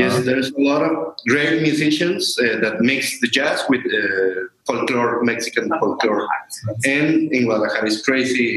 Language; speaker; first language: English; non-native, learner; Spanish